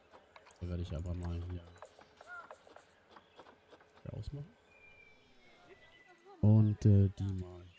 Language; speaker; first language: German; native; German